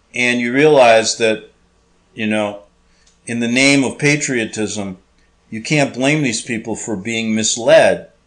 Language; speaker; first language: English; native; English